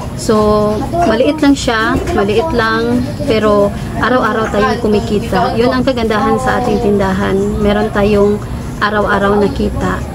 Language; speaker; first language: Filipino; non-native, local second language; Cebuano